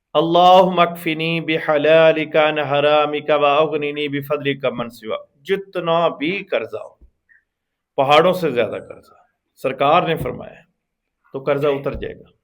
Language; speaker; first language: Urdu; native; Urdu